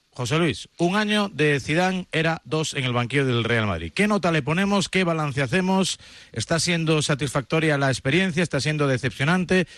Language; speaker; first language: Spanish; native; Spanish